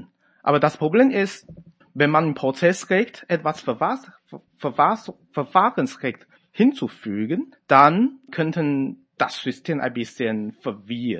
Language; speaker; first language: German; non-native, fluent; Chinese